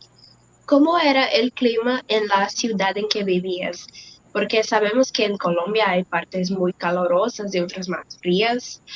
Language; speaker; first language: Spanish; non-native, learner; Portuguese